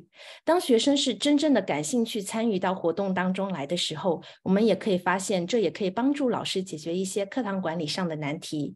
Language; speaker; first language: Chinese; native; Chinese